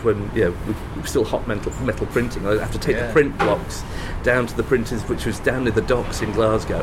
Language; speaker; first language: English; native; English